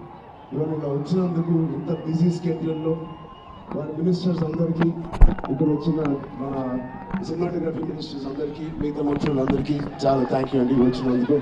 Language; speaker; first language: Telugu; native; Telugu